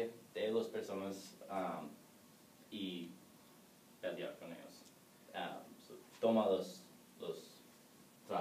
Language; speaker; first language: Spanish; non-native, learner; English